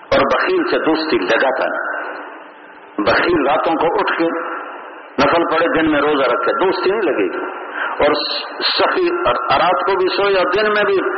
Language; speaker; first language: Urdu; non-native, local second language; Punjabi